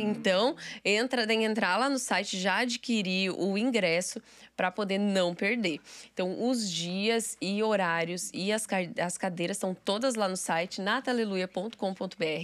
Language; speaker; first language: Portuguese; native; Portuguese